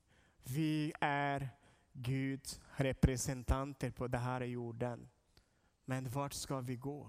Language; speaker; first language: Swedish; non-native, learner; Portuguese